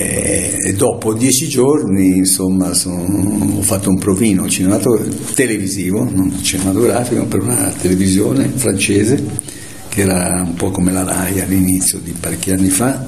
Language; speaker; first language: Italian; native; Italian